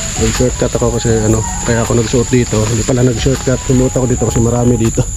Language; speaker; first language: Filipino; non-native, local second language; Cebuano